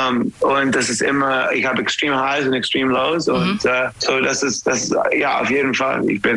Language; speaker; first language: German; non-native, learner; English